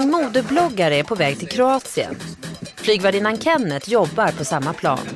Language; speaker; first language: Swedish; native; Swedish